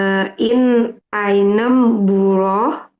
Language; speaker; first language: German; non-native, learner; Indonesian